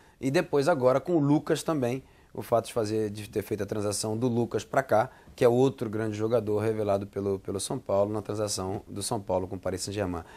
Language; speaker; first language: Portuguese; native; Portuguese